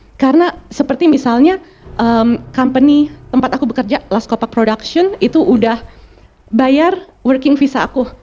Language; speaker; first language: Indonesian; native; Indonesian